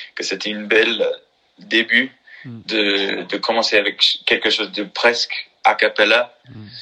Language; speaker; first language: French; non-native, fluent; English